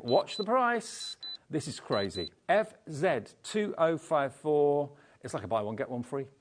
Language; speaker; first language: English; native; English